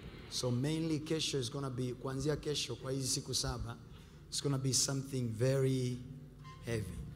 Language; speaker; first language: English; non-native, local second language; Swahili